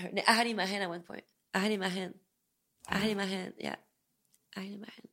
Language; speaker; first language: English; non-native, fluent; French